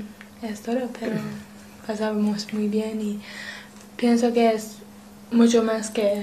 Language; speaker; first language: Spanish; non-native, learner; English